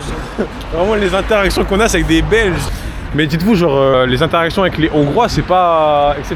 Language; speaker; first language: French; native; French